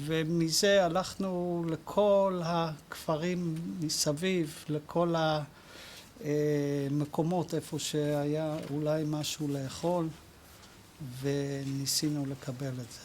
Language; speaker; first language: Hebrew; non-native, fluent; Dutch